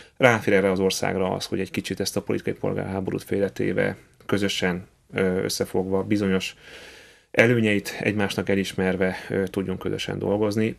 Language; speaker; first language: Hungarian; native; Hungarian